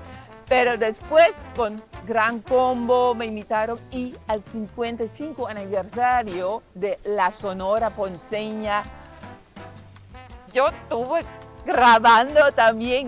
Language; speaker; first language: Spanish; non-native, fluent; Dutch